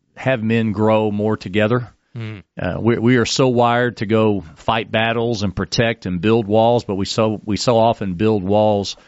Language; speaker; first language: English; native; English